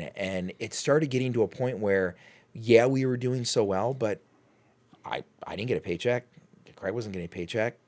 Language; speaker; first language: English; native; English